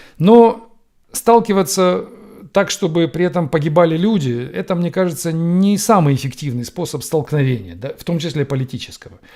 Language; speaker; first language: Russian; native; Russian